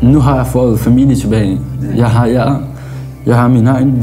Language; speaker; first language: Danish; non-native, fluent; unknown